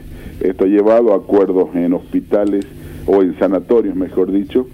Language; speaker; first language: Spanish; native; Spanish